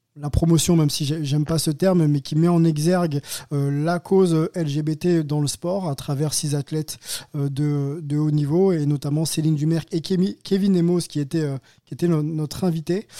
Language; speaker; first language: French; native; French